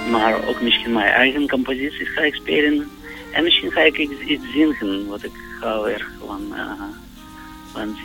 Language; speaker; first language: Dutch; non-native, fluent; Russian